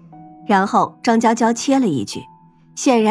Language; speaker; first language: Chinese; native; Chinese